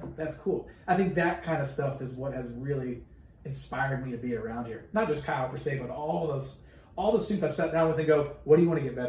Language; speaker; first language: English; native; English